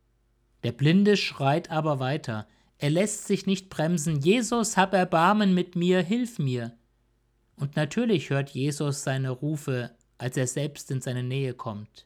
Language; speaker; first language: German; native; German